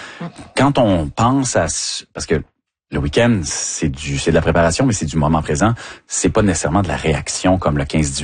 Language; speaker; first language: French; native; French